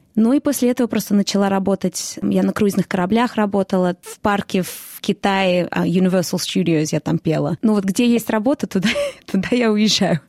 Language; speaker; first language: Russian; early bilingual, heritage; Russian